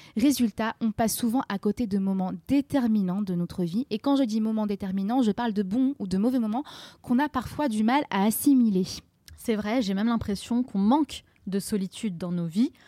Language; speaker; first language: French; native; French